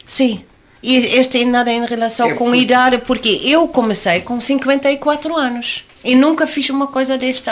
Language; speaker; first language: Portuguese; non-native, learner; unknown